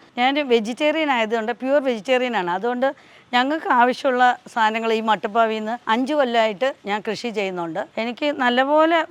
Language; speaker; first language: Malayalam; non-native, local second language; Tamil